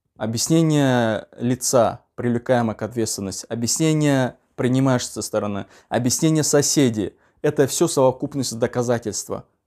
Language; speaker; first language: Russian; non-native, local second language; Uzbek